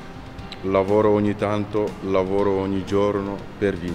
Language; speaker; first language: Italian; non-native, learner; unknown